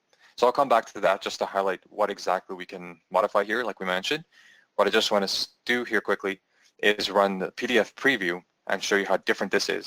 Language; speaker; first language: English; native; English